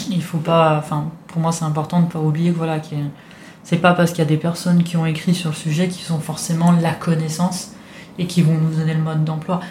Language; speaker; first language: French; non-native, fluent; Italian